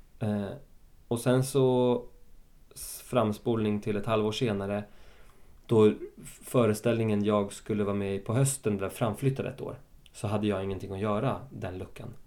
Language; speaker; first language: Swedish; early bilingual, other home language; Spanish